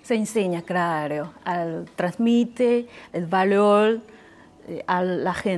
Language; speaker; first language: Spanish; non-native, fluent; Chinese